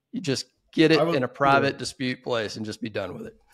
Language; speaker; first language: English; native; English